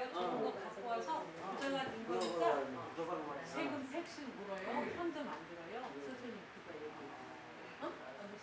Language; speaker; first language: Korean; non-native, learner; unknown